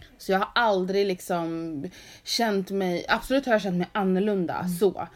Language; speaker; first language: Swedish; native; Swedish